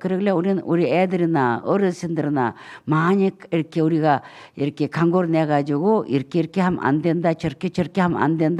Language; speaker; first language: Korean; non-native, fluent; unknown